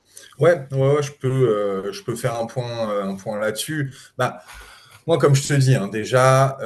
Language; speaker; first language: French; native; French